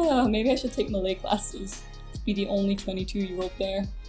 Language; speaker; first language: English; native; English